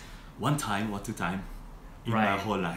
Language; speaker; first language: English; non-native, learner; Japanese